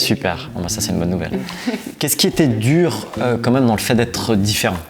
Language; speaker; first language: French; native; French